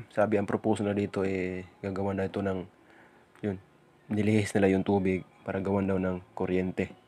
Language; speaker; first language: Filipino; non-native, local second language; Cebuano